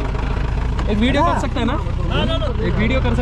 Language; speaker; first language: Hindi; non-native, local second language; Malayalam